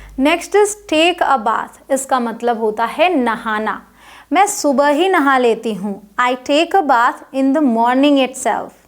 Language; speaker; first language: Hindi; native; Hindi